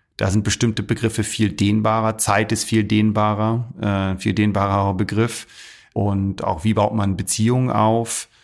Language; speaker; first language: German; early bilingual, other home language; Arabic